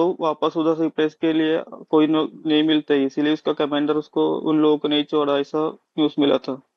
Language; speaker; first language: Hindi; non-native, local second language; Malayalam